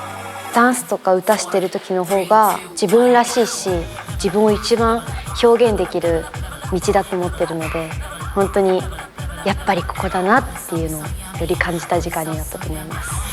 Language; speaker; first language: Japanese; native; Japanese